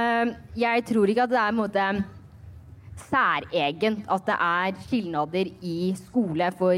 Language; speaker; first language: Norwegian; early bilingual, other home language; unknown